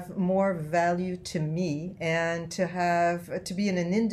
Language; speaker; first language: English; non-native, fluent; French